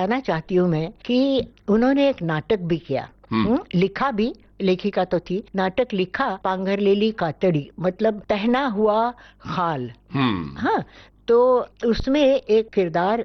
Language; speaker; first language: Hindi; non-native, local second language; Marathi